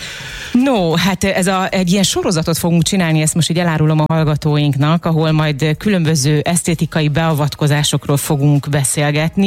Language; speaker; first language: Hungarian; native; Hungarian